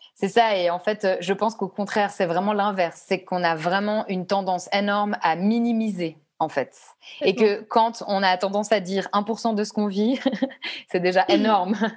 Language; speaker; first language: French; native; French